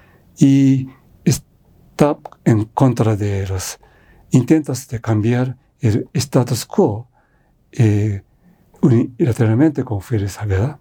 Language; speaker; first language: Spanish; non-native, fluent; Japanese